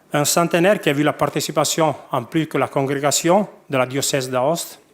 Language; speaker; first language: French; non-native, local second language; Italian